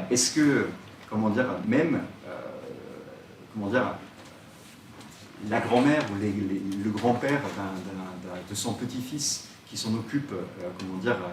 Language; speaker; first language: French; native; French